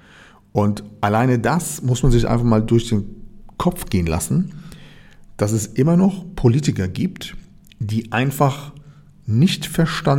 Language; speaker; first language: German; native; German